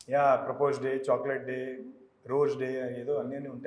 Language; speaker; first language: Telugu; native; Telugu